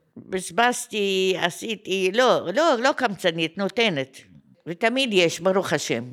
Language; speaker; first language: Hebrew; non-native, fluent; Arabic